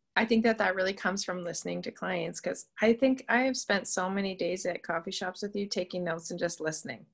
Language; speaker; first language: English; native; English